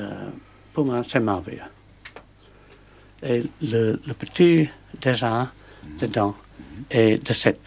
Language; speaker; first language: French; non-native, learner; English